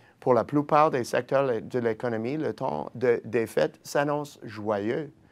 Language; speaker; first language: French; native; French